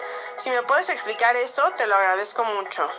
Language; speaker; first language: Spanish; native; Spanish